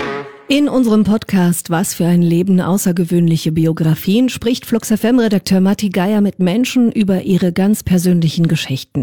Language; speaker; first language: German; native; German